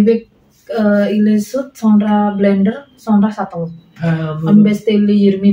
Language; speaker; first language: Turkish; non-native, learner; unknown